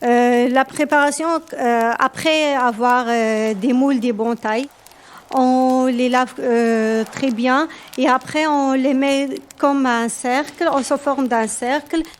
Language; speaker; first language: French; non-native, local second language; Berber languages